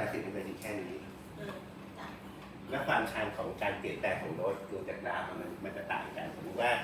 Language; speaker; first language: Thai; native; Thai